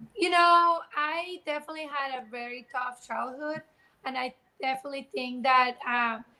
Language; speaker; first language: English; non-native, fluent; Spanish